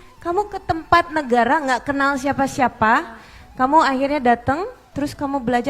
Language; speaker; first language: Indonesian; native; Indonesian